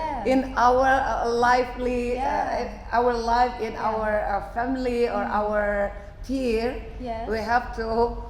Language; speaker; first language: English; non-native, fluent; Indonesian